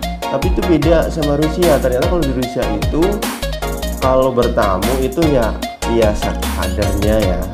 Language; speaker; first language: Indonesian; native; Indonesian